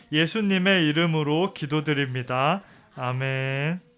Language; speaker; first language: Korean; native; Korean